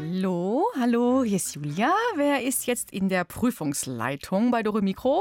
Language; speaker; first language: German; native; German